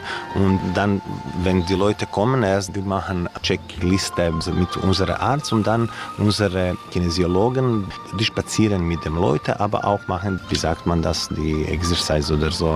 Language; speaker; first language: German; non-native, learner; Croatian